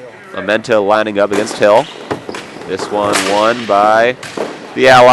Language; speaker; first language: English; native; English